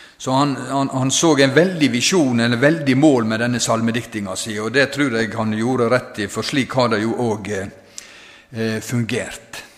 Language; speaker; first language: Norwegian; native; Norwegian